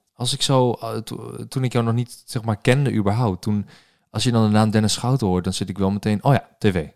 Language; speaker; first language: Dutch; native; Dutch